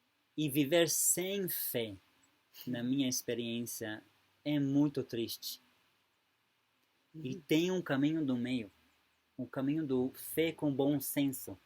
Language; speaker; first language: Portuguese; non-native, fluent; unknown